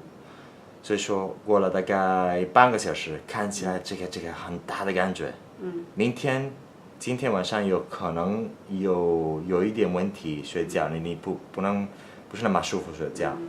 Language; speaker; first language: Chinese; non-native, fluent; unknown